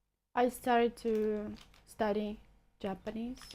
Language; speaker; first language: English; non-native, fluent; Russian